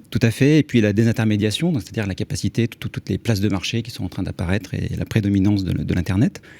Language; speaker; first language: French; native; French